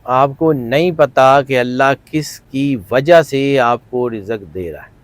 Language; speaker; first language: Urdu; non-native, local second language; Punjabi